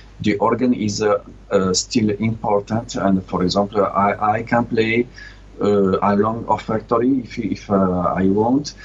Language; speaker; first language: English; non-native, learner; Italian